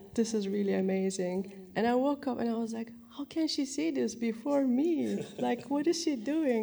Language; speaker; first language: English; non-native, fluent; Turkish